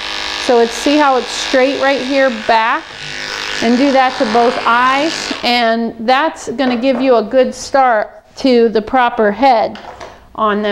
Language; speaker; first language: English; native; English